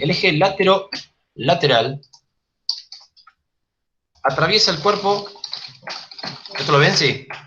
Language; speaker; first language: Spanish; native; Spanish